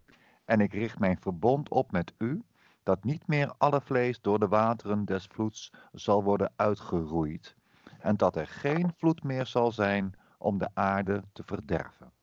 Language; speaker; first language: Dutch; native; Dutch